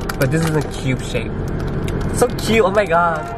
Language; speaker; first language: English; native; English